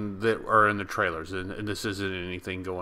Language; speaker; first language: English; native; English